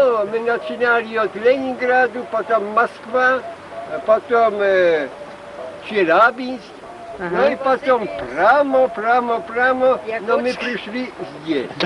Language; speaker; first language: Russian; non-native, learner; Polish